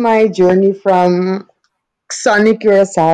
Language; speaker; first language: English; non-native, fluent; Papiamento